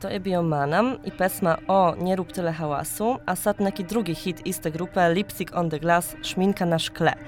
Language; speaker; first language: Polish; non-native, learner; Serbian